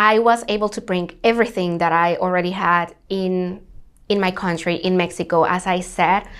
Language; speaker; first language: English; non-native, fluent; Spanish